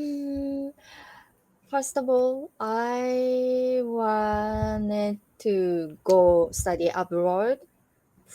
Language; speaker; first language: English; non-native, learner; Japanese